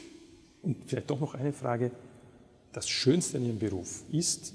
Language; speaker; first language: German; native; German